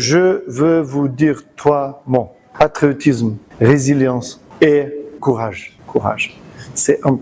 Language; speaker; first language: French; non-native, learner; Ukrainian